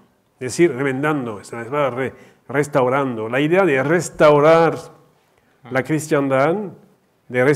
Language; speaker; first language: Spanish; non-native, fluent; French